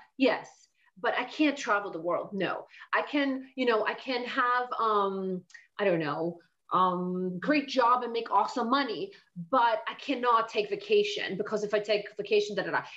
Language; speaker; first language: English; non-native, fluent; Polish